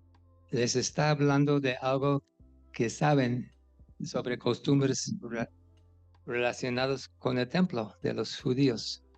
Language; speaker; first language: Spanish; non-native, fluent; English